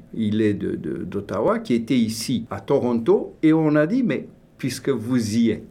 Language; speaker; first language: French; non-native, fluent; Romanian